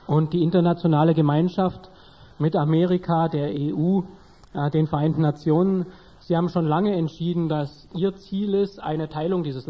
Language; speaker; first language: German; native; German